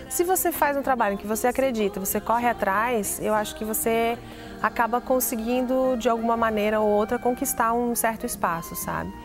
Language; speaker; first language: Portuguese; native; Portuguese